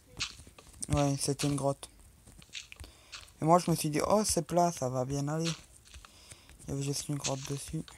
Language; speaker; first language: French; native; French